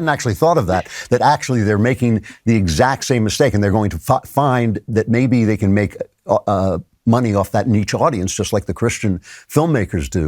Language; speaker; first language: English; native; English